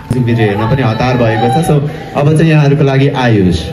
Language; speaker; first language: Nepali; native; Nepali